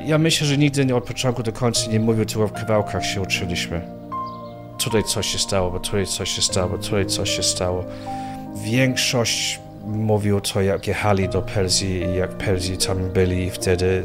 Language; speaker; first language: Polish; early bilingual, heritage; Polish